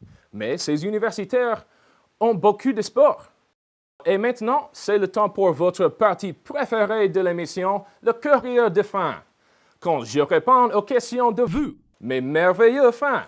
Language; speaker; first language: French; non-native, learner; English